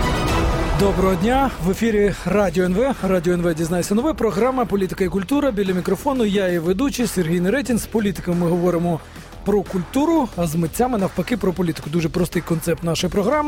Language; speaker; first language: Ukrainian; native; Ukrainian